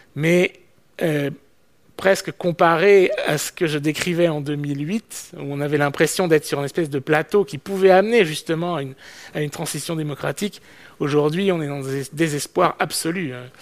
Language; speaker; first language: French; native; French